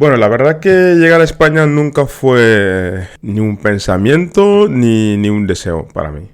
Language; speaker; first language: Spanish; non-native, fluent; Wolof